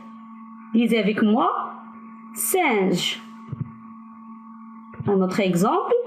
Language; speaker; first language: French; non-native, local second language; Arabic